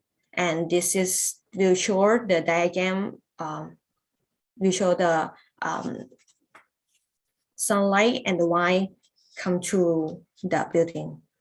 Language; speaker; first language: English; non-native, learner; Lao